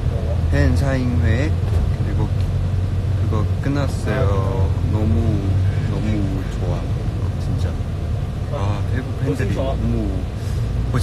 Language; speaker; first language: Korean; non-native, learner; Cantonese